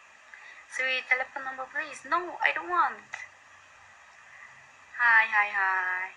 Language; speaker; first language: English; non-native, learner; Korean